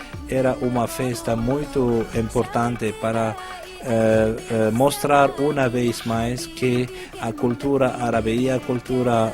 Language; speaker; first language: Portuguese; non-native, fluent; Arabic